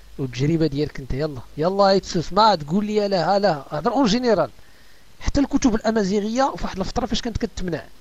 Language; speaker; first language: Arabic; native; Arabic